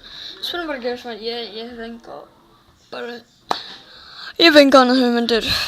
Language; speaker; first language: Icelandic; early bilingual, heritage; Swedish